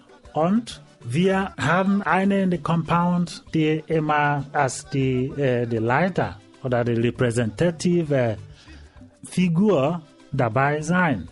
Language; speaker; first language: German; non-native, learner; Igbo